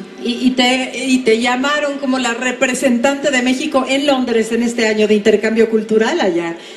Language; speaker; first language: Spanish; native; Spanish